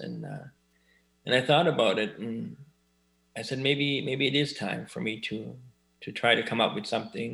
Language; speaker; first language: English; native; English